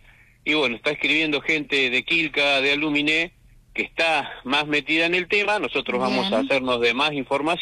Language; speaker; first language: Spanish; native; Spanish